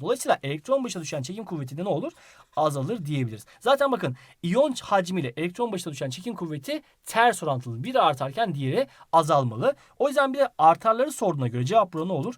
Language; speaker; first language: Turkish; native; Turkish